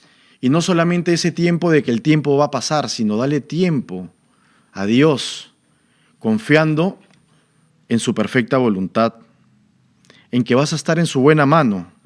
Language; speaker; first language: Spanish; native; Spanish